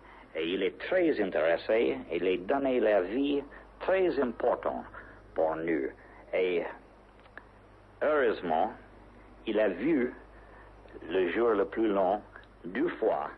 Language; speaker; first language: French; non-native, learner; English